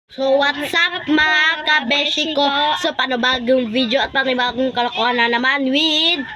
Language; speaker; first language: Filipino; non-native, local second language; Cebuano